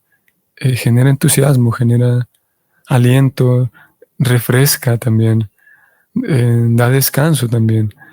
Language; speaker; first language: Spanish; native; Spanish